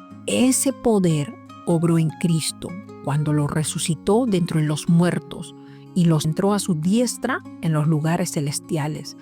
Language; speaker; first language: Spanish; native; Spanish